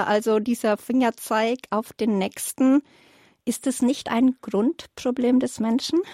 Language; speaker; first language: German; native; German